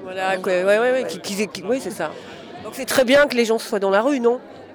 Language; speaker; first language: French; native; French